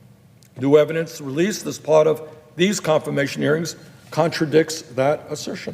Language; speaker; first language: English; native; English